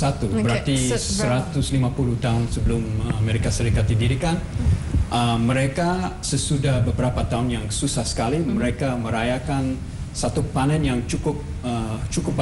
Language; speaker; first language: Indonesian; non-native, fluent; English